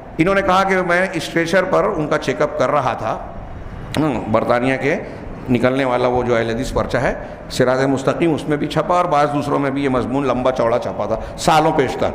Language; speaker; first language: Urdu; native; Urdu